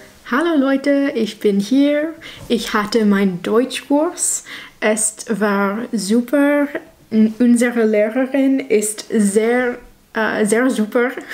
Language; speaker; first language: German; non-native, learner; English